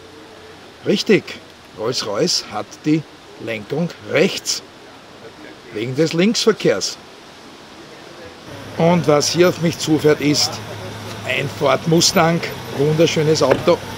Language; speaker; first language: German; native; German